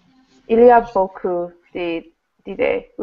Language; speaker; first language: French; non-native, learner; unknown